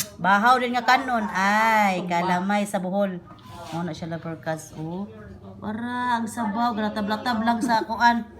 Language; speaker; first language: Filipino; non-native, local second language; Cebuano